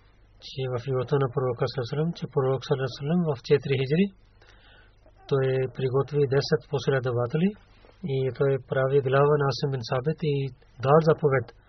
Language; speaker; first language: Bulgarian; non-native, learner; Urdu